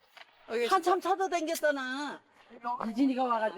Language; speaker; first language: Korean; native; Korean